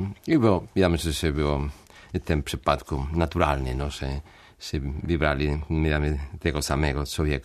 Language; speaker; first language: Polish; non-native, fluent; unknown